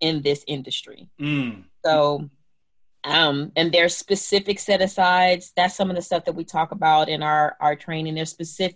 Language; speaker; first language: English; native; English